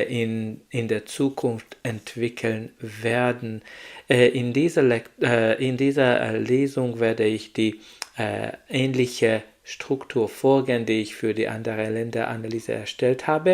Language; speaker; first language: German; non-native, learner; Hungarian